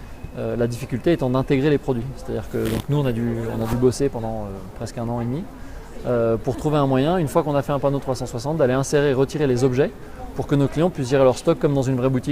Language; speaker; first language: French; native; French